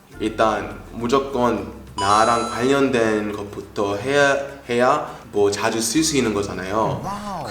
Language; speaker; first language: Korean; non-native, fluent; English